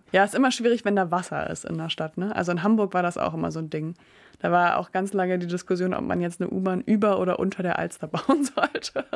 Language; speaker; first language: German; native; German